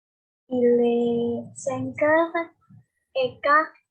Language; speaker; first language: French; non-native, learner; Indonesian